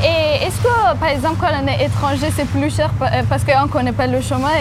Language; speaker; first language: French; non-native, fluent; Persian